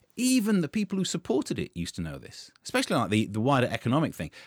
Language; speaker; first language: English; native; English